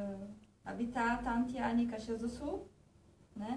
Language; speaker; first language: Italian; early bilingual, heritage; Portuguese